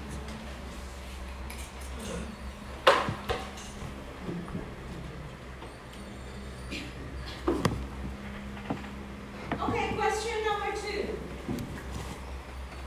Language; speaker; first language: English; non-native, learner; Chinese